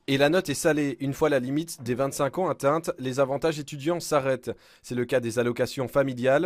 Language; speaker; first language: French; native; French